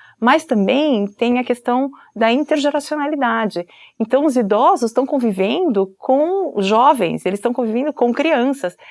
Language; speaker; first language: Portuguese; native; Portuguese